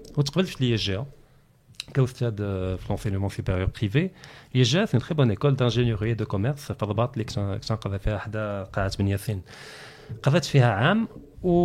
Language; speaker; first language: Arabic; native; Arabic